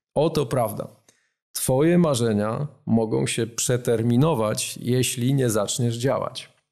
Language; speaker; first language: Polish; native; Polish